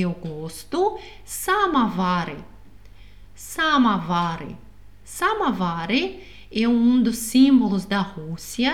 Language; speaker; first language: Portuguese; non-native, fluent; Russian